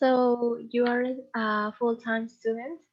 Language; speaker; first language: English; non-native, learner; Spanish